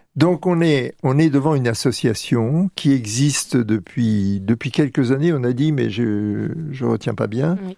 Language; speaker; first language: French; native; French